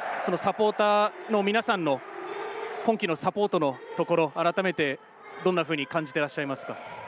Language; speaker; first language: Japanese; native; Japanese